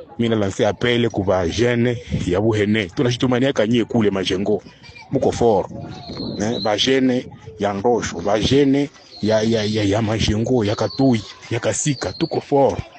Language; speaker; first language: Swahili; native; Swahili